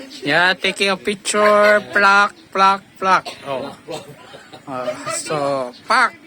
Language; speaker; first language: English; non-native, learner; Filipino